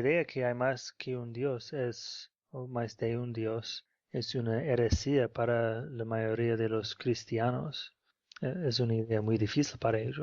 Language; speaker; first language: Spanish; non-native, fluent; English